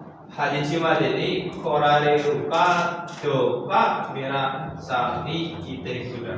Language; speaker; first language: Japanese; non-native, learner; Indonesian